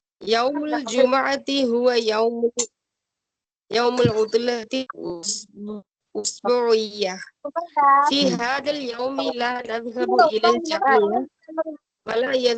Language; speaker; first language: Arabic; non-native, learner; Tamil